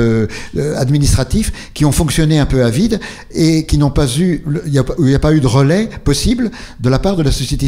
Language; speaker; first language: French; native; French